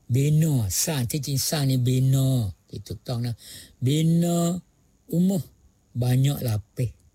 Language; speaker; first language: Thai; non-native, local second language; Pattani Malay